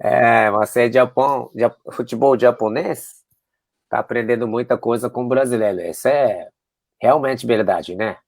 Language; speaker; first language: Portuguese; non-native, fluent; Japanese